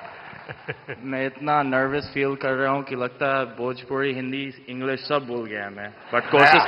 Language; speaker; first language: Hindi; non-native, fluent; English